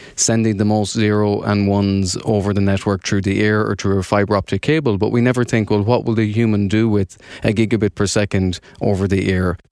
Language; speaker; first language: English; native; English